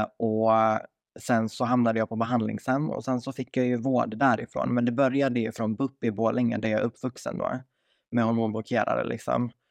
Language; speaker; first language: Swedish; native; Swedish